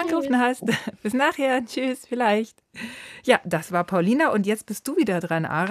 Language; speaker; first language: German; native; German